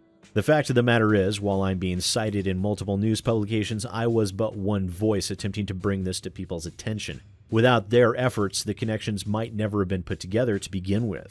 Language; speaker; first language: English; native; English